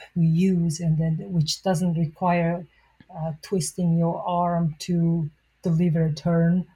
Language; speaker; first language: English; non-native, fluent; Mongolian